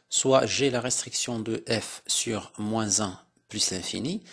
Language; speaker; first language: French; non-native, local second language; Arabic